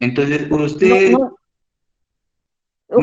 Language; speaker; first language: Spanish; native; Spanish